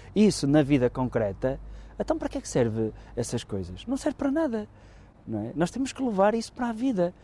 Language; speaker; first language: Portuguese; native; Portuguese